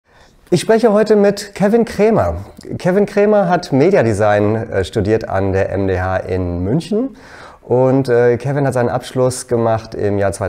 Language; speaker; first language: German; native; German